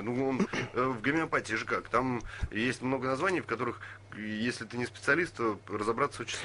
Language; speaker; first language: Russian; native; Russian